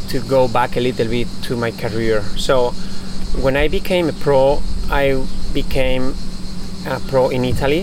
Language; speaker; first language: English; non-native, fluent; Spanish